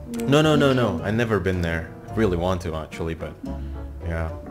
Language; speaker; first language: English; non-native, fluent; Indonesian